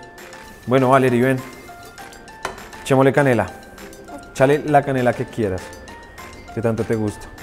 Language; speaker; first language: Spanish; native; Spanish